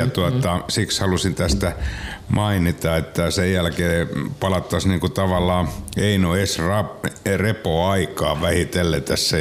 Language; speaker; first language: Finnish; native; Finnish